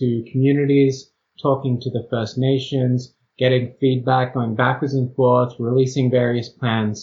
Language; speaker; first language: English; native; English